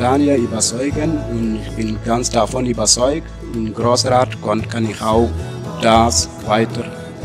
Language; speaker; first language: German; non-native, learner; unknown